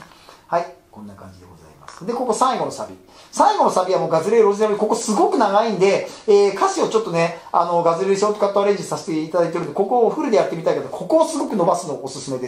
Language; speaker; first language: Japanese; native; Japanese